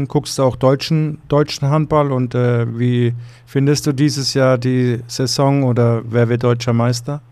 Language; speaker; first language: German; native; German